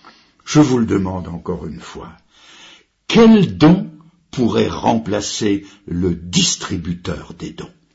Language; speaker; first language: French; native; French